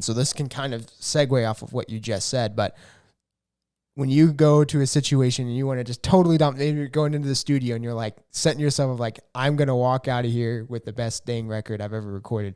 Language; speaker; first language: English; native; English